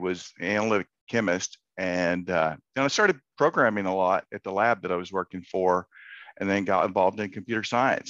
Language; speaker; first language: English; native; English